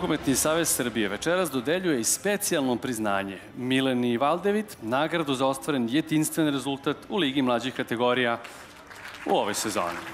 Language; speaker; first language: Serbian; native; Serbian